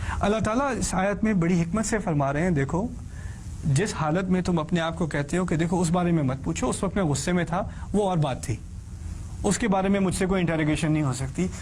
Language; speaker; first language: Urdu; early bilingual, heritage; Urdu